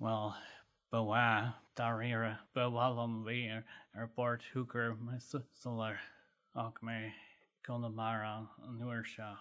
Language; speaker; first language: Irish; non-native, learner; German